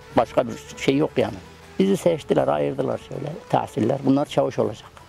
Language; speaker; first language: Turkish; native; Turkish